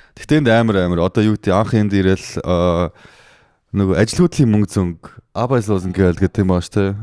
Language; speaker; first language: Mongolian; early bilingual, heritage; Mongolian